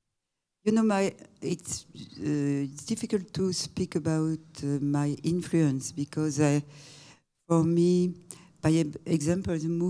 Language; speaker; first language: English; non-native, fluent; French